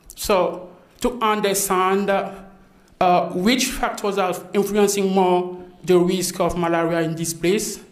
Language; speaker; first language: English; non-native, fluent; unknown